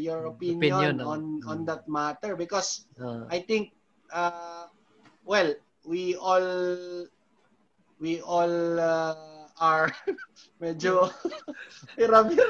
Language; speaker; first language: English; non-native, local second language; Filipino